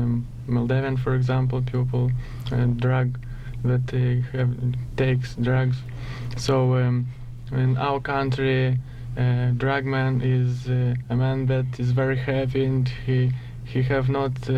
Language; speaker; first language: English; non-native, learner; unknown